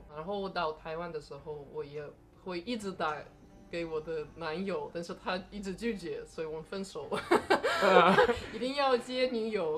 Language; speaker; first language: Chinese; non-native, fluent; Russian